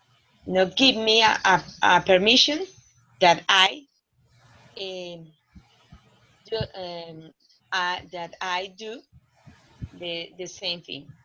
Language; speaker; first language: English; non-native, learner; Spanish